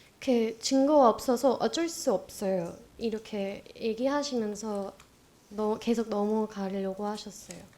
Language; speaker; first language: Korean; non-native, fluent; Vietnamese